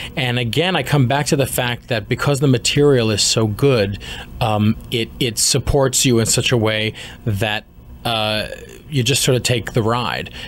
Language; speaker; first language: English; native; English